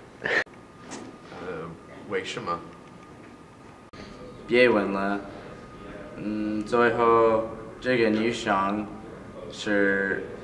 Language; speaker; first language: Chinese; non-native, learner; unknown